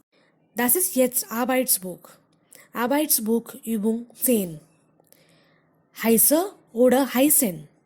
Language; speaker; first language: German; non-native, fluent; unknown